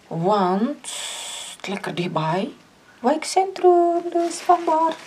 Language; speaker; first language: Dutch; non-native, learner; Indonesian